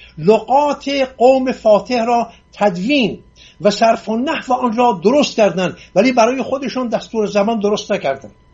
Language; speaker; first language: Persian; non-native, local second language; Assyrian Neo-Aramaic